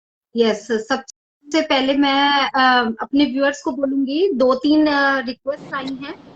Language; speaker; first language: Hindi; native; Hindi